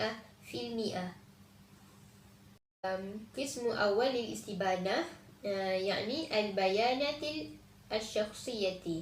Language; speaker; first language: Arabic; non-native, learner; Malay